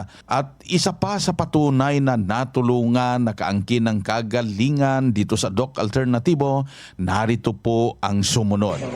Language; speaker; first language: Filipino; native; Filipino